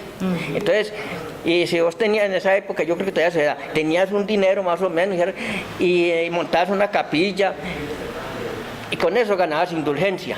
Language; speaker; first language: Spanish; native; Spanish